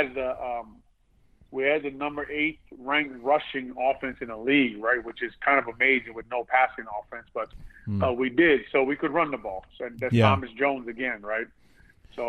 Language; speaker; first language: English; native; English